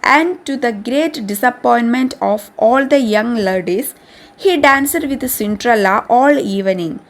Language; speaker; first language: English; non-native, local second language; Malayalam